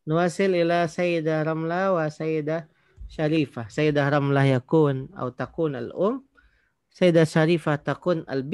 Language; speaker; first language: Arabic; non-native, fluent; Indonesian